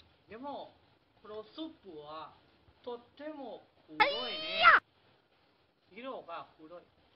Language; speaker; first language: Japanese; non-native, learner; Thai